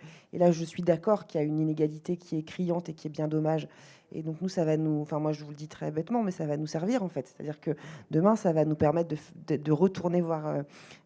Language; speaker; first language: French; native; French